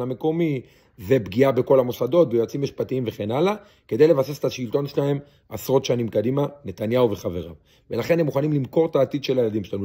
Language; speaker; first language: Hebrew; native; Hebrew